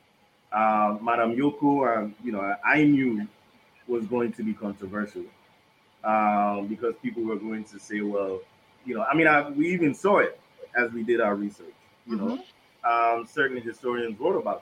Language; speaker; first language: English; non-native, local second language; Krio